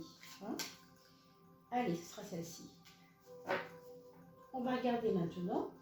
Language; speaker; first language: French; native; French